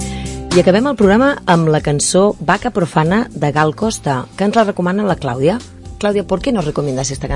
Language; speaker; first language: Spanish; native; Spanish